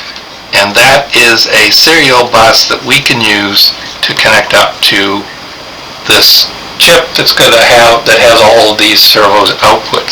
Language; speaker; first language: English; native; English